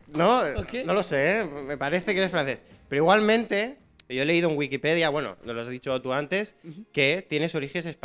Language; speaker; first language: Spanish; native; Spanish